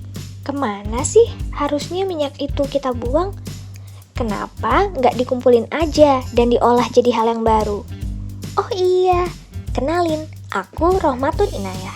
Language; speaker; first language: Indonesian; native; Indonesian